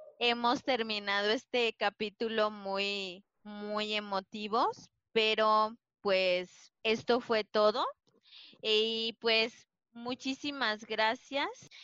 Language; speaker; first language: Spanish; native; Spanish